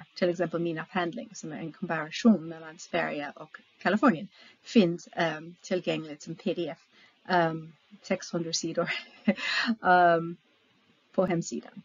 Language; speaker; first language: Swedish; non-native, fluent; English